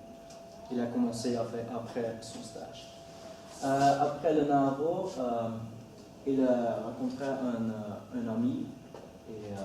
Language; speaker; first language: French; non-native, learner; Dutch